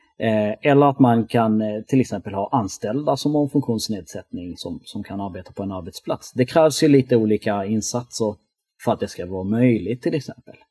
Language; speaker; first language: Swedish; early bilingual, other home language; Albanian